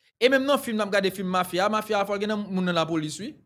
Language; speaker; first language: French; non-native, local second language; Haitian Creole